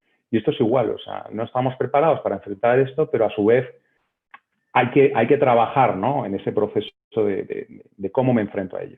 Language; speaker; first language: Spanish; native; Spanish